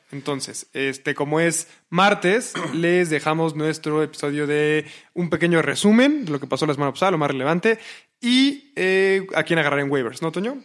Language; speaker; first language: Spanish; native; Spanish